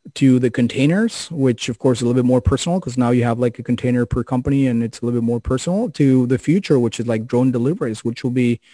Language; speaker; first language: English; non-native, fluent; Spanish